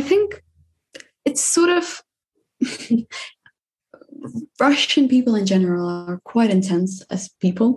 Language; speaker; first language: English; non-native, fluent; Czech